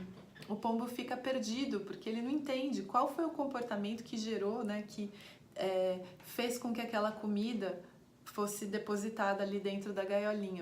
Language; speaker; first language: Portuguese; native; Portuguese